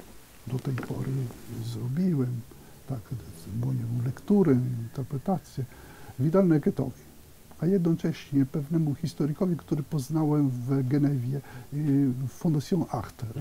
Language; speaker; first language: Polish; non-native, fluent; Italian